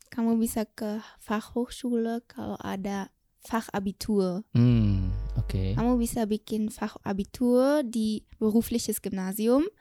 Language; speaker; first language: Indonesian; early bilingual, other home language; German